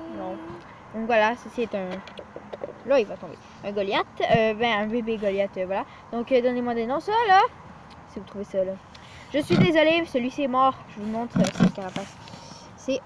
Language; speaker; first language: French; native; French